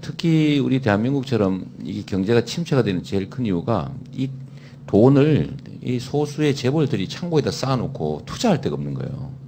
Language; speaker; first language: Korean; native; Korean